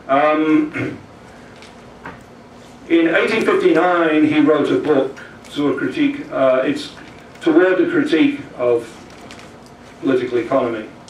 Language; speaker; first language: English; native; English